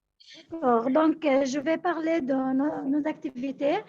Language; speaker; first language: French; non-native, local second language; Arabic